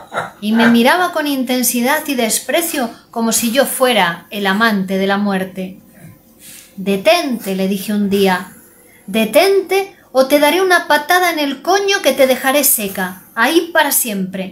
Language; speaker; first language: Spanish; native; Spanish